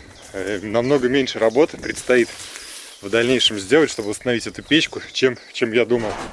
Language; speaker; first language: Russian; native; Russian